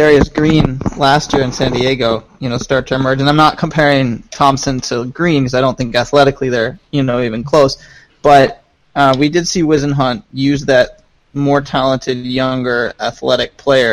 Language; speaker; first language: English; native; English